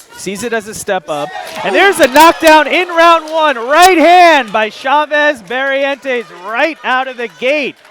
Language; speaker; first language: English; native; English